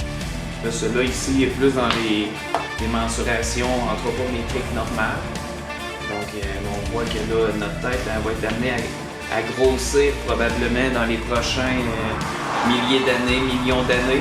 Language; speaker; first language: French; native; French